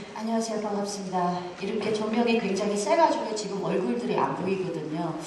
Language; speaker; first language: Korean; non-native, fluent; Filipino